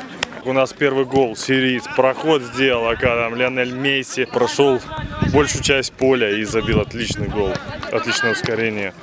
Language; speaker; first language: Russian; native; Russian